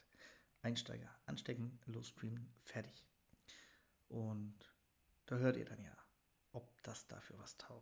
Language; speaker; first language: German; native; German